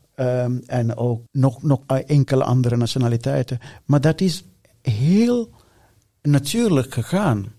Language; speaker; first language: Dutch; non-native, fluent; Sinhala